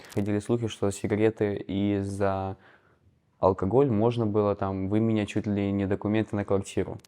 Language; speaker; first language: Russian; native; Russian